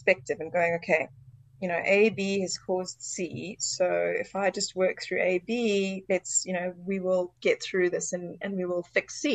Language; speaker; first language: English; native; English